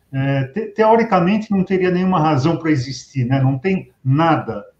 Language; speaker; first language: Portuguese; native; Portuguese